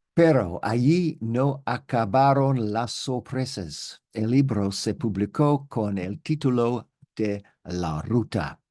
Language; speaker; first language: Spanish; non-native, learner; English